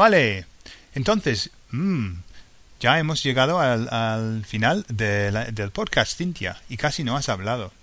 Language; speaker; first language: Spanish; non-native, fluent; English